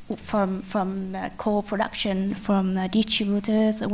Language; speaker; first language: English; non-native, learner; Vietnamese